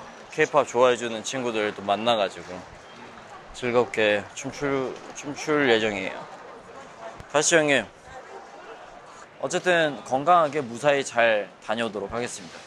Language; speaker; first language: Korean; native; Korean